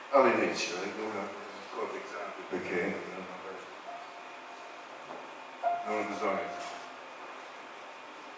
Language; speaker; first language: Italian; non-native, learner; English